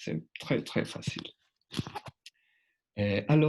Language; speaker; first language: French; non-native, fluent; Spanish